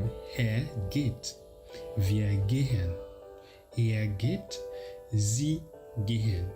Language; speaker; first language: German; non-native, learner; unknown